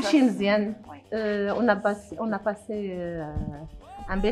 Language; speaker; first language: French; non-native, local second language; Arabic